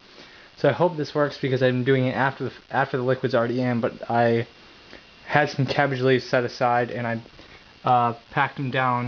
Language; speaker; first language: English; native; English